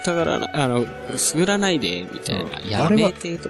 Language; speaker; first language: Japanese; native; Japanese